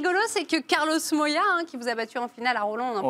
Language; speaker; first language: French; native; French